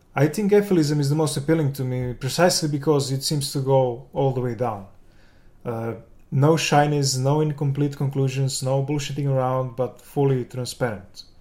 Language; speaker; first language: English; non-native, fluent; Serbian